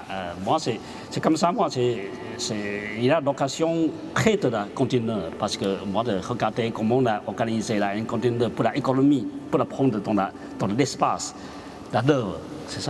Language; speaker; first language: French; non-native, learner; Chinese